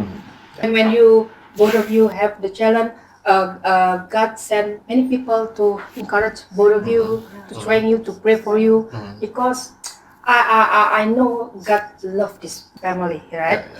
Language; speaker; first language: English; non-native, learner; Indonesian